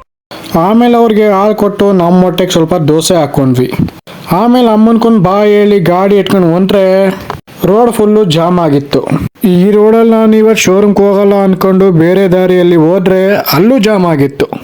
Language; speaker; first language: Kannada; native; Kannada